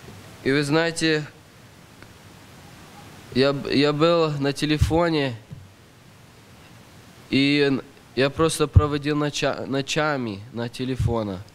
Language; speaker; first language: Russian; early bilingual, heritage; Russian